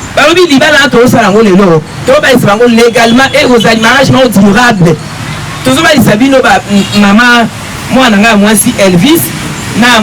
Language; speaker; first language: Lingala; native; Lingala